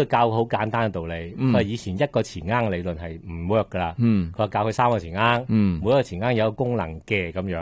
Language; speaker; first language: Cantonese; native; Cantonese